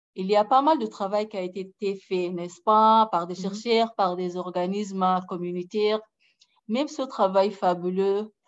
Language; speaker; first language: French; non-native, fluent; Arabic